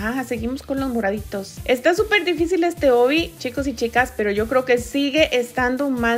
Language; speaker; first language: Spanish; native; Spanish